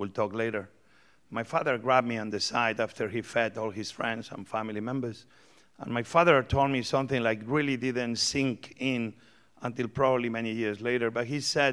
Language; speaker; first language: English; non-native, fluent; Spanish